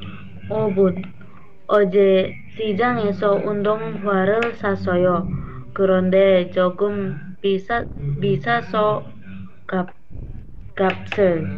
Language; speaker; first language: Korean; non-native, learner; Indonesian